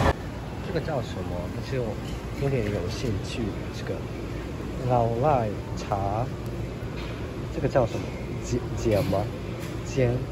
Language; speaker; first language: Chinese; non-native, fluent; Japanese